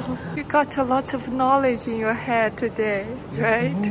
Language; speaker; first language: English; non-native, learner; Chinese